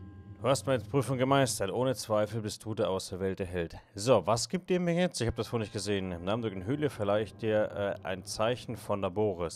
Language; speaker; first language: German; native; German